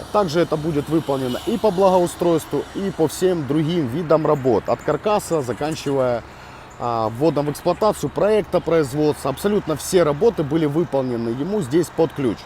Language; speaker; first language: Russian; native; Russian